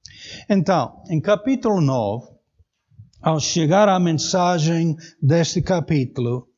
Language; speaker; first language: Portuguese; native; Portuguese